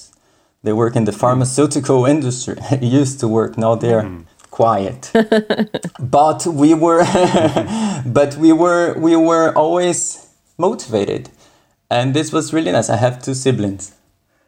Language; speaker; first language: English; non-native, fluent; Portuguese